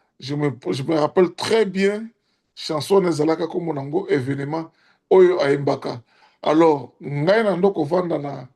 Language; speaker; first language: Lingala; native; Lingala